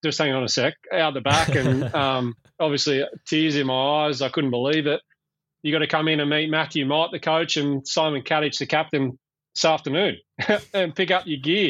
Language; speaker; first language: English; native; English